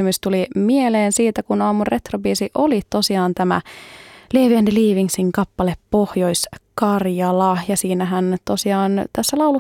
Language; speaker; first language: Finnish; native; Finnish